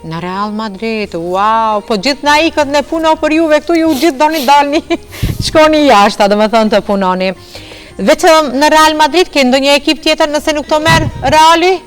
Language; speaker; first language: Albanian; native; Albanian